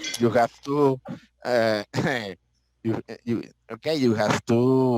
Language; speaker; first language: English; non-native, learner; Spanish